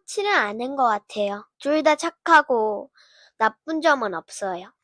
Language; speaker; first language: Korean; early bilingual, heritage; Korean